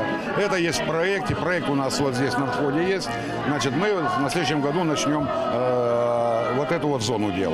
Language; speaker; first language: Russian; native; Russian